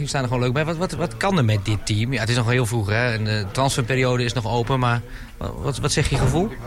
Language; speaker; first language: Dutch; native; Dutch